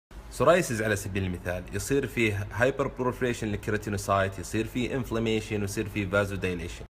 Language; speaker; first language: Arabic; native; Arabic